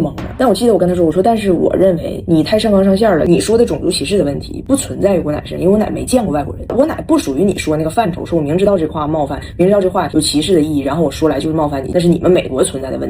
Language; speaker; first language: Chinese; native; Chinese